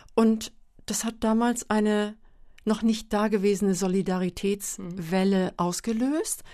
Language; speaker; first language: German; native; German